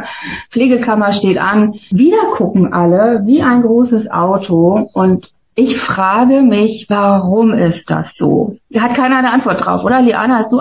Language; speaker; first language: German; native; German